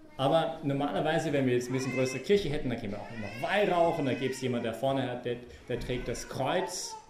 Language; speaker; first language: German; non-native, fluent; English